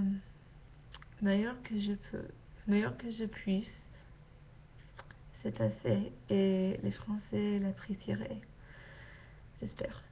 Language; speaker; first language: French; non-native, learner; English